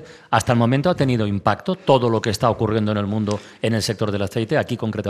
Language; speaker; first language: Spanish; native; Spanish